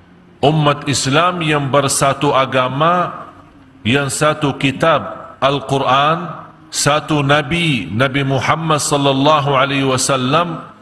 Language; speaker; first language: Indonesian; non-native, fluent; Arabic